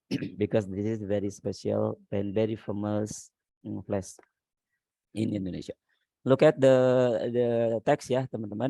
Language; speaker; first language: English; non-native, learner; Indonesian